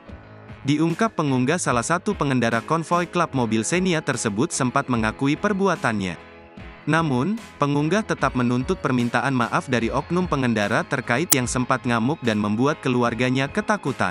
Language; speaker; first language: Indonesian; native; Indonesian